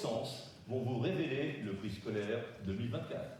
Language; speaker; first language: French; native; French